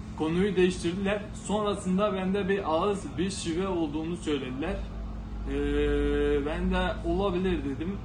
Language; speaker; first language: Turkish; non-native, local second language; Kurdish